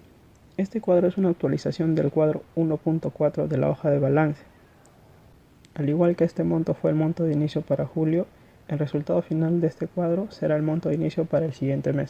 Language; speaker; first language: Spanish; native; Spanish